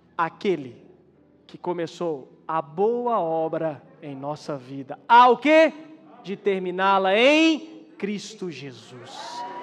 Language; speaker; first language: Portuguese; native; Portuguese